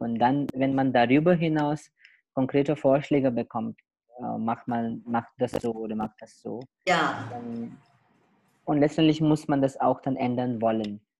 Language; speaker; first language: German; non-native, fluent; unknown